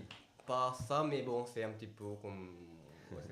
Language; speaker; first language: French; non-native, learner; Japanese